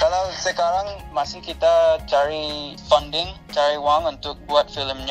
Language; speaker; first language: Indonesian; non-native, fluent; English